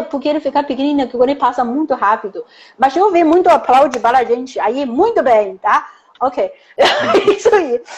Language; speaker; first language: Portuguese; non-native, fluent; Chinese